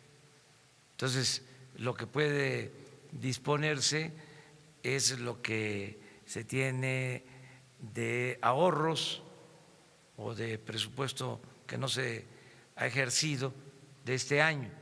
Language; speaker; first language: Spanish; native; Spanish